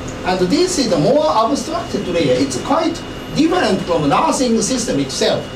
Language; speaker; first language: English; non-native, fluent; Japanese